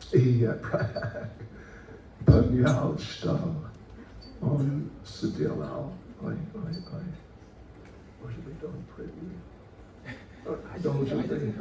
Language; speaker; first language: Russian; non-native, learner; English